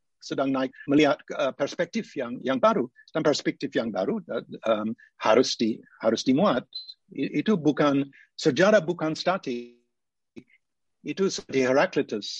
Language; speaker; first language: Indonesian; non-native, fluent; English